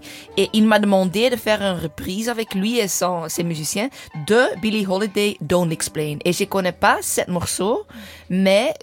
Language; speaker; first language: French; non-native, learner; English